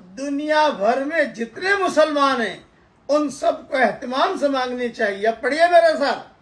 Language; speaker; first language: Urdu; native; Urdu